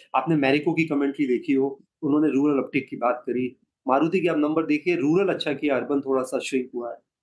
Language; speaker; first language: Hindi; native; Hindi